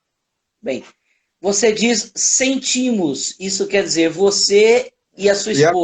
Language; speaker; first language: Portuguese; native; Portuguese